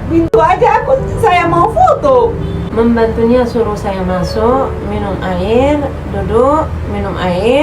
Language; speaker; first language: Indonesian; non-native, fluent; Arabic